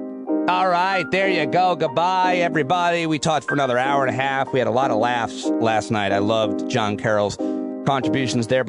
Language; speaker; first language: English; native; English